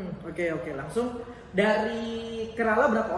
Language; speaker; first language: Indonesian; native; Indonesian